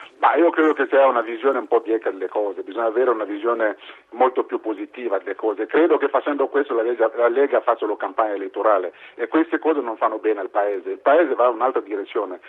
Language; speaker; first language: Italian; non-native, fluent; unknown